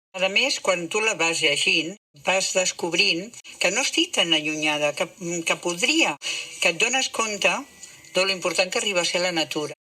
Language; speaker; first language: Catalan; native; Catalan